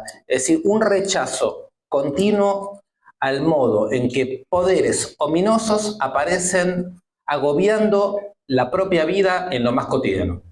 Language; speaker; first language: Spanish; native; Spanish